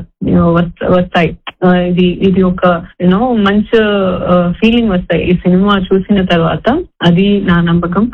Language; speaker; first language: Telugu; non-native, fluent; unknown